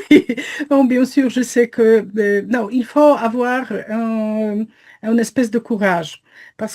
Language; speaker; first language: French; non-native, fluent; Polish